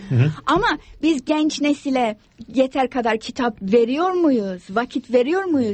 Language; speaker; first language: Turkish; non-native, fluent; English